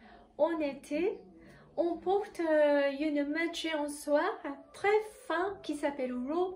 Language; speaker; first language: French; non-native, fluent; Japanese